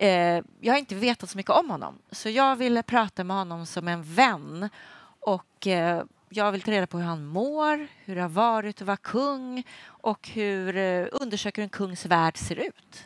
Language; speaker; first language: Swedish; native; Swedish